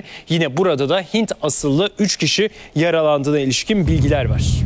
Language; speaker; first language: Turkish; native; Turkish